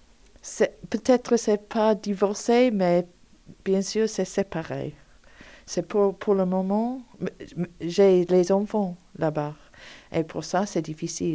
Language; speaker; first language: French; non-native, learner; English